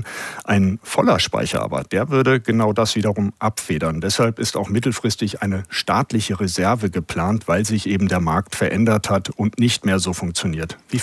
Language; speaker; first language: German; native; German